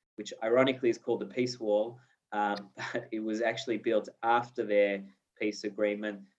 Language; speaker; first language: English; native; English